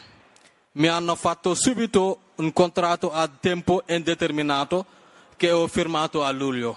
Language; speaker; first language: Italian; non-native, learner; Wolof